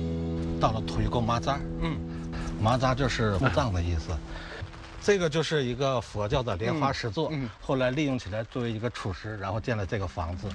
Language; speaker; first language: Chinese; native; Chinese